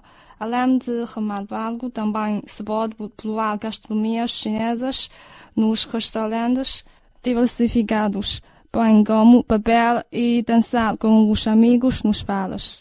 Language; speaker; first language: Portuguese; non-native, learner; Chinese